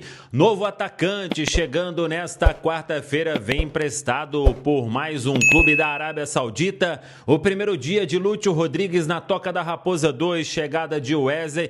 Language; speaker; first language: Portuguese; native; Portuguese